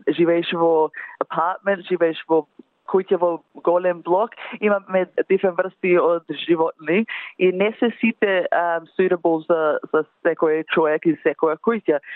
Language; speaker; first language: Macedonian; early bilingual, heritage; English